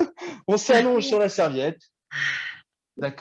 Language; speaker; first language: French; native; French